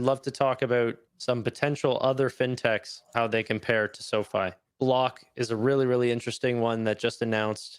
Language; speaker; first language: English; native; English